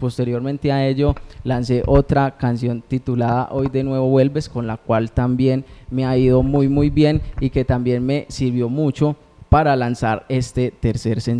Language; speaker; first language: Spanish; native; Spanish